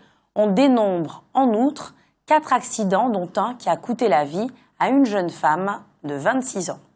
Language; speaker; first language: French; native; French